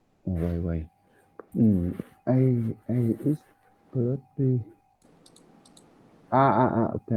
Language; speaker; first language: English; non-native, learner; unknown